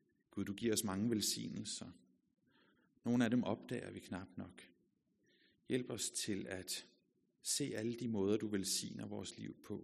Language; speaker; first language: Danish; native; Danish